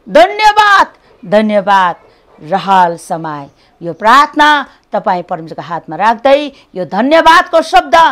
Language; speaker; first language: Nepali; native; Nepali